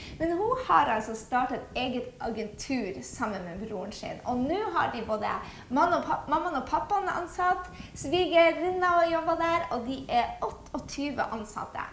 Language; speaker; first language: Norwegian; native; Norwegian